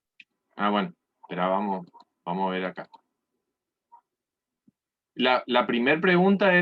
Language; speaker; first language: Spanish; native; Spanish